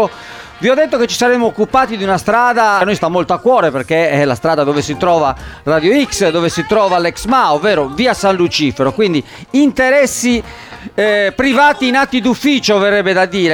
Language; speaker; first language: Italian; native; Italian